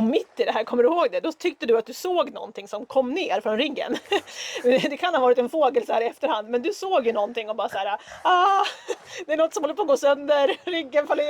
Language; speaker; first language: Swedish; native; Swedish